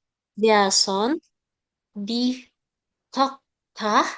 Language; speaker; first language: German; non-native, learner; Indonesian